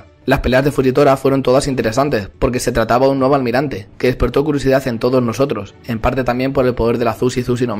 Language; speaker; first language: Spanish; native; Spanish